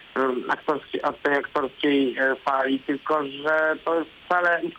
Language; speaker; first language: Polish; native; Polish